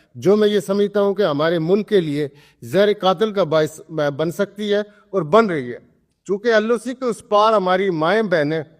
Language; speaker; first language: Urdu; non-native, local second language; Pahari-Potwari